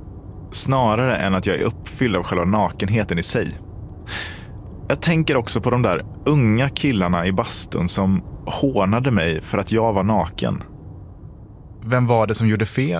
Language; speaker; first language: Swedish; native; Swedish